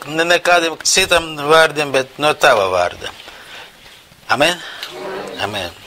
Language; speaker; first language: Latvian; non-native, local second language; Russian